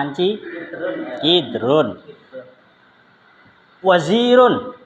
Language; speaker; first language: Arabic; non-native, fluent; Indonesian